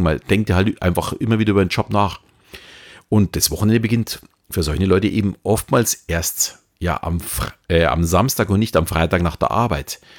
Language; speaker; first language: German; native; German